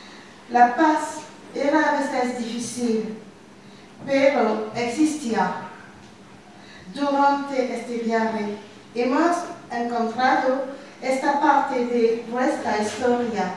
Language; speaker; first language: Spanish; non-native, learner; French